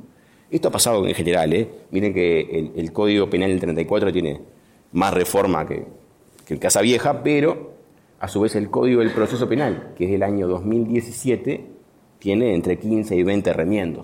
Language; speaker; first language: Spanish; native; Spanish